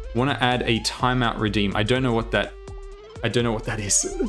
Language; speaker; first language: English; native; English